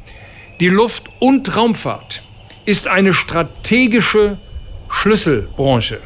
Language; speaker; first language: German; native; German